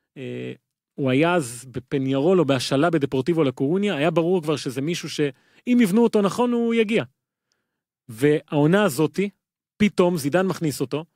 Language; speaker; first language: Hebrew; native; Hebrew